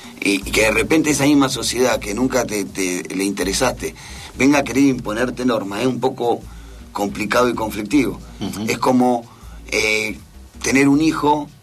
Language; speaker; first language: Spanish; native; Spanish